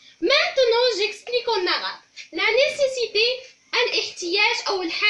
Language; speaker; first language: French; non-native, local second language; Arabic